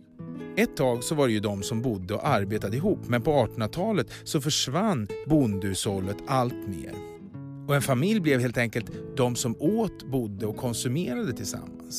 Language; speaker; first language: Swedish; native; Swedish